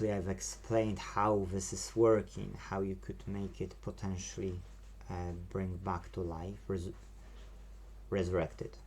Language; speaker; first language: English; non-native, fluent; Polish